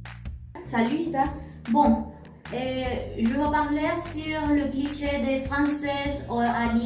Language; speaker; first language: French; non-native, learner; Spanish